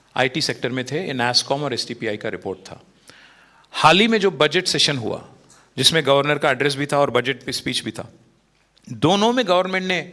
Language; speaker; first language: Hindi; non-native, local second language; Telugu